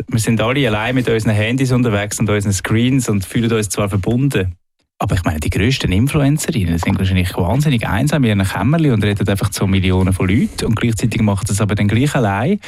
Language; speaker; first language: German; native; German